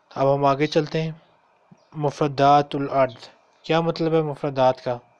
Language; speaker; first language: Urdu; native; Urdu